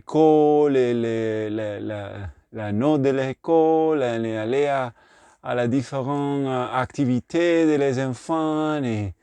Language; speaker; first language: French; non-native, learner; Spanish